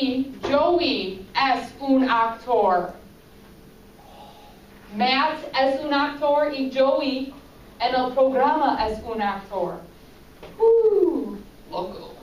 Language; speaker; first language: Spanish; non-native, fluent; English